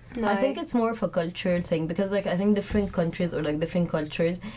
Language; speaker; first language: English; non-native, fluent; Arabic